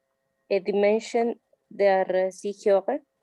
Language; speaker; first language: German; non-native, learner; Spanish